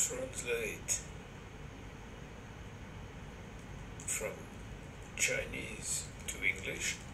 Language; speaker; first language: English; non-native, fluent; French